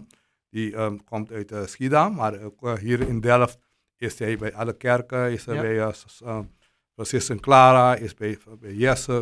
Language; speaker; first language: Dutch; non-native, local second language; Papiamento